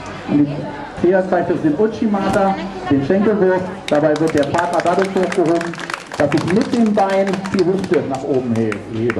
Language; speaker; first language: German; native; German